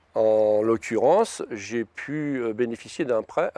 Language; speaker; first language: French; native; French